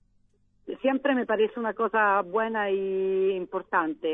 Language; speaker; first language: Spanish; non-native, learner; Italian